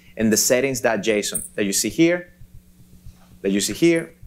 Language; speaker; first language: English; non-native, fluent; Spanish